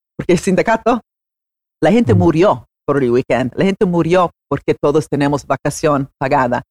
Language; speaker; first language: Spanish; non-native, fluent; Italian